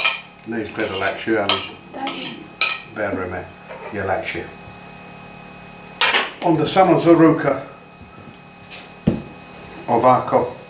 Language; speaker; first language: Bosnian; non-native, learner; English